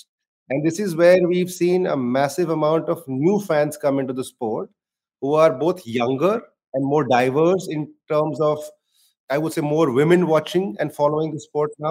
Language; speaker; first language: English; non-native, local second language; Hindi